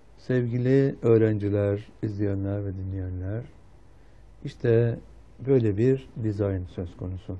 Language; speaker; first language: Turkish; native; Turkish